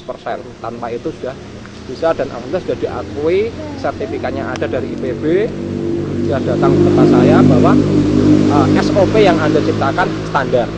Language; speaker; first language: Indonesian; non-native, local second language; Javanese